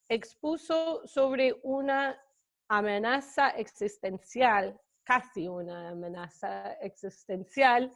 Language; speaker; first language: Spanish; non-native, fluent; English